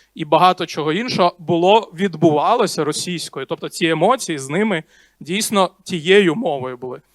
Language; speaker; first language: Ukrainian; non-native, local second language; Russian